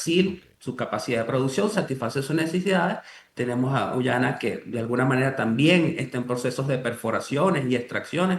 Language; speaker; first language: Spanish; native; Spanish